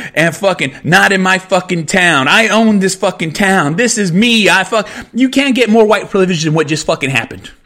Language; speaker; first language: English; early bilingual, other home language; Spanish